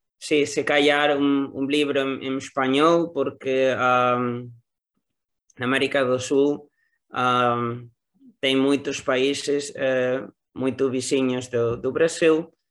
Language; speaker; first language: Portuguese; non-native, learner; Spanish